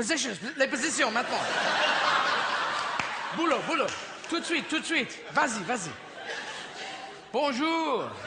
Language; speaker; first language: French; non-native, learner; English